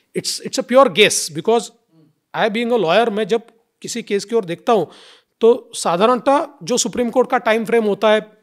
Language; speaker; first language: Hindi; non-native, local second language; Marathi